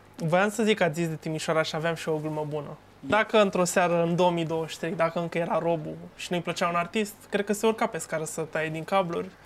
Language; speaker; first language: Romanian; native; Romanian